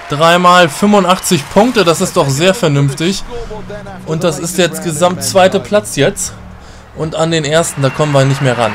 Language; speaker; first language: German; native; German